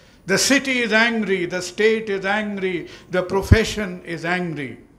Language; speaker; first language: English; non-native, local second language; Bangla